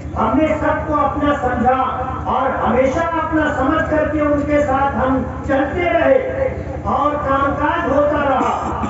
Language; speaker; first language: Urdu; native; Urdu